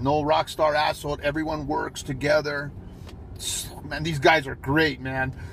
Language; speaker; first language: English; early bilingual, other home language; Spanish